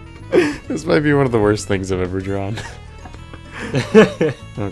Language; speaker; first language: English; native; English